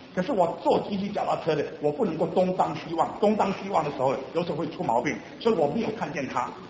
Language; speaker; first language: Chinese; native; Chinese